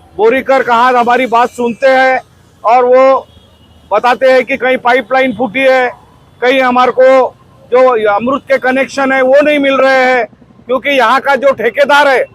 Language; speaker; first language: Hindi; non-native, local second language; Marathi